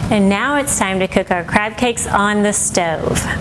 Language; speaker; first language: English; native; English